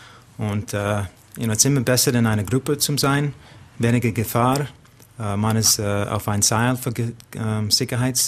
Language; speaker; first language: German; non-native, learner; English